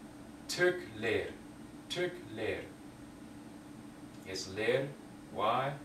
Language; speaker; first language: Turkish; non-native, learner; English